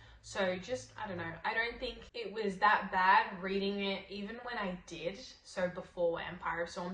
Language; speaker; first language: English; native; English